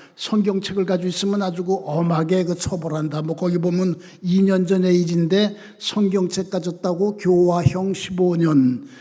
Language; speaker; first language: Korean; native; Korean